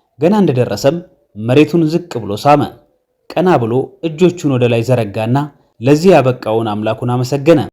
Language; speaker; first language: Amharic; native; Amharic